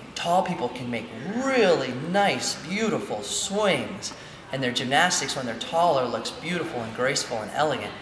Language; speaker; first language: English; native; English